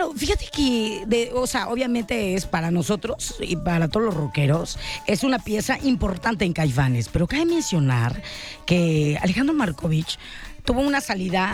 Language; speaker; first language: Spanish; native; Spanish